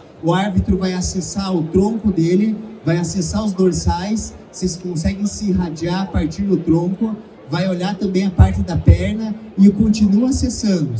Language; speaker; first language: Portuguese; native; Portuguese